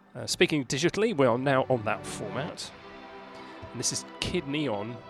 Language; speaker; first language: English; native; English